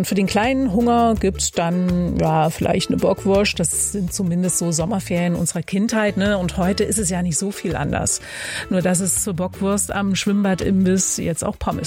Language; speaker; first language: German; native; German